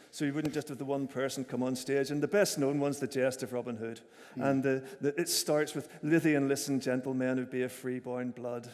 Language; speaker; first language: English; native; English